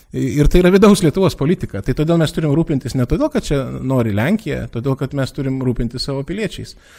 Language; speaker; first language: Lithuanian; native; Lithuanian